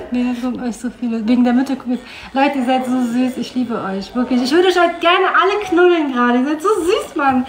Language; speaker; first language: German; early bilingual, other home language; Kurdish